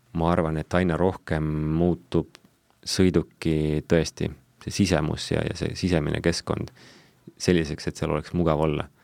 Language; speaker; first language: Estonian; non-native, local second language; Russian